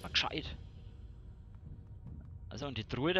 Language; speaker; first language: German; native; German